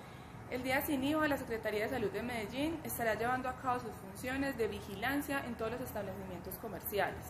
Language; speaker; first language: Spanish; native; Spanish